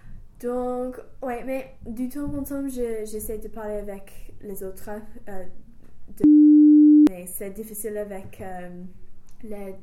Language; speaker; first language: French; non-native, fluent; English